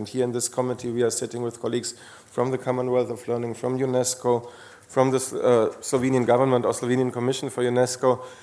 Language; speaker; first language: English; non-native, fluent; Slovenian